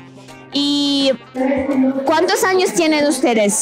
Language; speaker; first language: Spanish; non-native, fluent; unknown